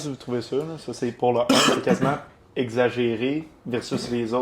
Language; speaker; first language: French; native; French